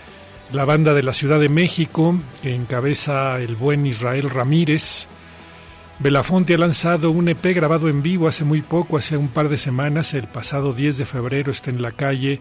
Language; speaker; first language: Spanish; native; Spanish